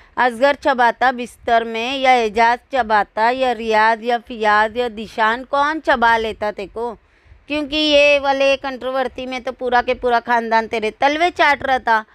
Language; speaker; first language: Hindi; native; Hindi